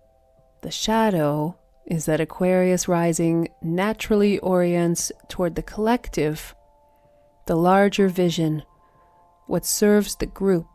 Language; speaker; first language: English; native; English